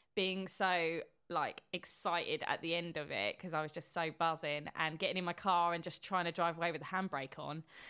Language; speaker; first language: English; native; English